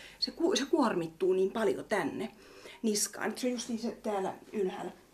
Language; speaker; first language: Finnish; native; Finnish